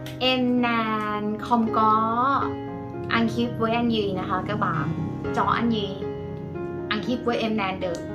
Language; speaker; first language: Vietnamese; non-native, learner; Thai